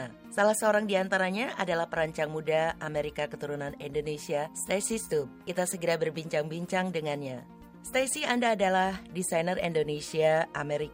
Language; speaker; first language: Indonesian; native; Indonesian